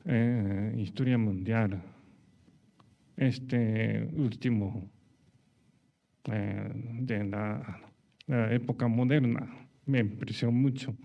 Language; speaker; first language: Spanish; non-native, learner; Japanese